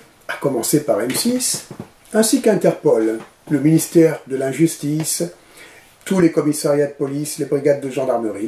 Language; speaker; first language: French; native; French